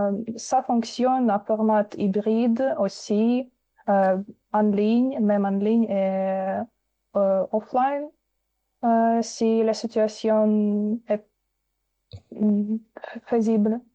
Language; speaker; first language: French; non-native, fluent; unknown